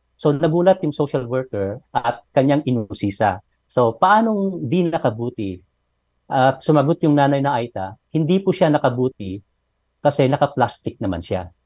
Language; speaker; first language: Filipino; non-native, local second language; Iloko